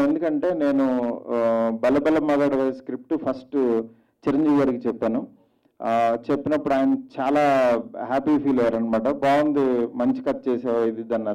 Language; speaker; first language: Telugu; native; Telugu